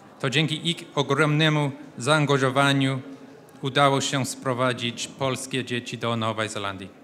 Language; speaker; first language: Polish; non-native, fluent; English